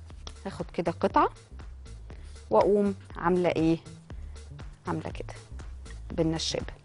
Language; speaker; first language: Arabic; native; Arabic